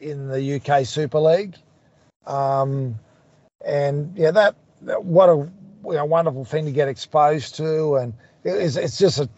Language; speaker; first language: English; native; English